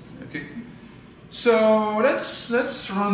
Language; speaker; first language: English; non-native, fluent; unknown